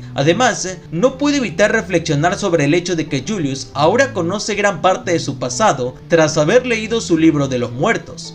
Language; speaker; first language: Spanish; native; Spanish